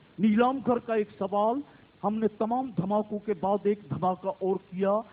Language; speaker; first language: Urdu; native; Urdu